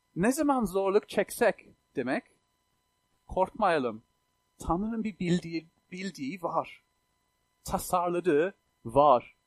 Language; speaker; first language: Turkish; non-native, fluent; English